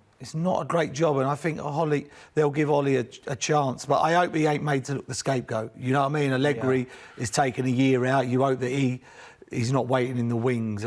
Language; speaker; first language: English; native; English